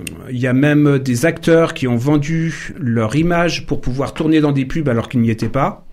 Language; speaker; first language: French; native; French